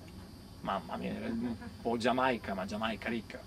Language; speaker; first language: Italian; non-native, fluent; Serbian